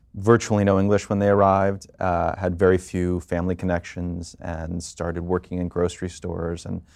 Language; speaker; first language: English; native; English